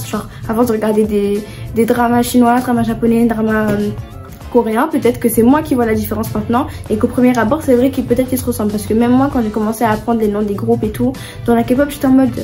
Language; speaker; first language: French; native; French